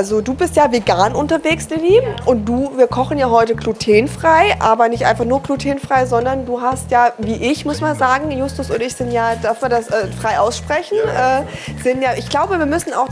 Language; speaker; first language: German; native; German